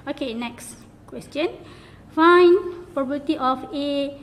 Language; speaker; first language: English; non-native, local second language; Malay